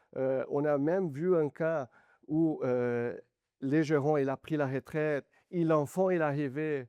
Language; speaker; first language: French; non-native, learner; Portuguese